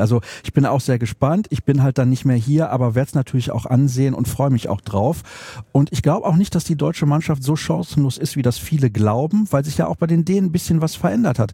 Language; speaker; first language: German; native; German